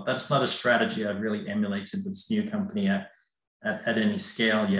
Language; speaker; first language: English; native; English